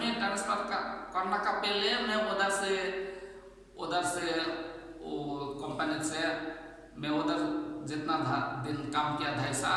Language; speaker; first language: Hindi; non-native, learner; Bangla